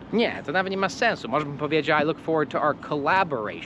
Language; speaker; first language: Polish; non-native, fluent; English